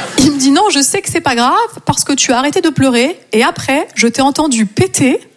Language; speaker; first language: French; native; French